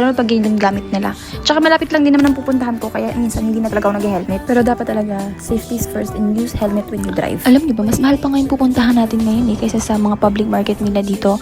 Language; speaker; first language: Filipino; native; Filipino